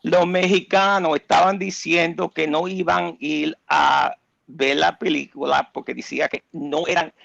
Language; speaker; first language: Spanish; early bilingual, heritage; Spanish